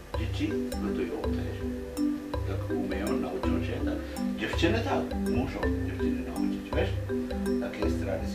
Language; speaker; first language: Polish; non-native, fluent; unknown